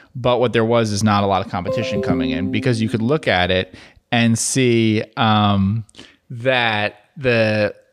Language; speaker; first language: English; native; English